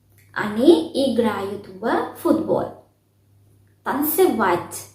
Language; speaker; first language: Russian; non-native, fluent; Sinhala